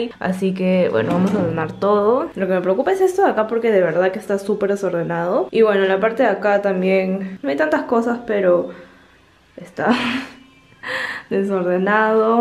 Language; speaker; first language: Spanish; native; Spanish